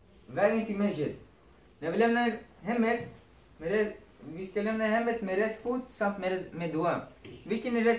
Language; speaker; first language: Swedish; non-native, fluent; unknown